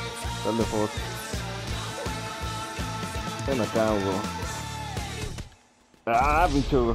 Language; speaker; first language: Spanish; native; Spanish